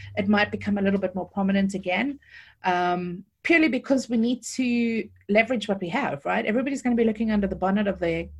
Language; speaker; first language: English; native; English